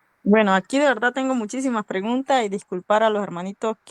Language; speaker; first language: Spanish; native; Spanish